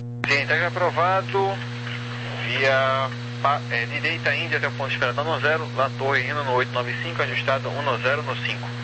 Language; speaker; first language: Portuguese; native; Portuguese